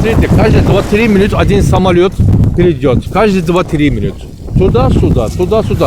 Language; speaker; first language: Russian; non-native, learner; Turkish